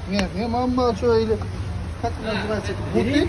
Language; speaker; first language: Russian; non-native, local second language; Uzbek